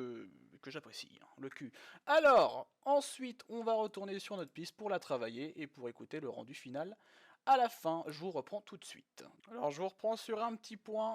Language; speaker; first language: French; native; French